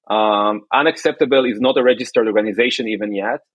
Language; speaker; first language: English; non-native, fluent; Hebrew